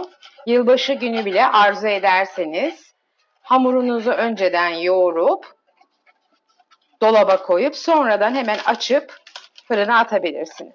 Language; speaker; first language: Turkish; native; Turkish